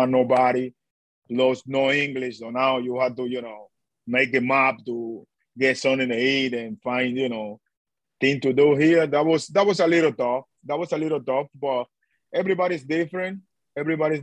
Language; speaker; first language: English; non-native, learner; Spanish